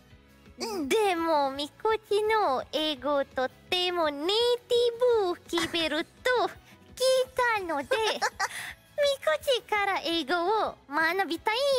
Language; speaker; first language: Japanese; non-native, fluent; Indonesian